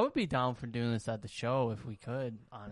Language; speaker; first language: English; native; English